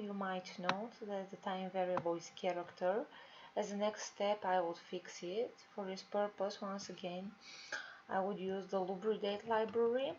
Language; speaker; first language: English; non-native, fluent; Bulgarian